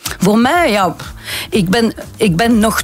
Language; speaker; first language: Dutch; non-native, learner; French